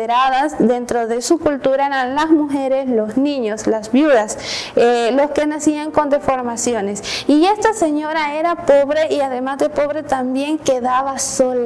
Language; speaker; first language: Spanish; native; Spanish